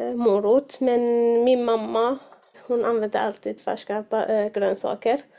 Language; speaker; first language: Swedish; non-native, fluent; Arabic